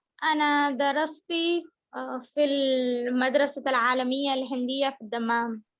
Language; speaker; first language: Arabic; non-native, learner; Urdu